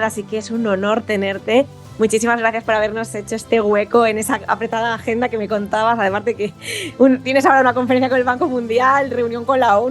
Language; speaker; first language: Spanish; native; Spanish